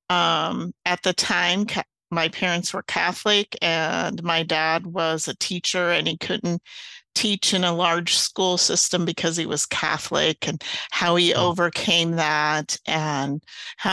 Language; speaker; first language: English; native; English